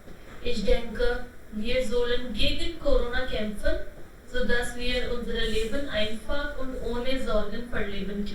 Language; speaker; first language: German; non-native, learner; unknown